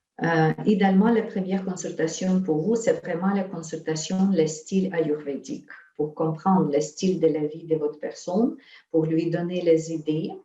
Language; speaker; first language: French; non-native, fluent; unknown